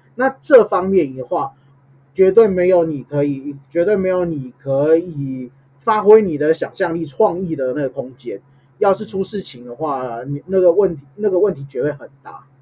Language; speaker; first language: Chinese; native; Chinese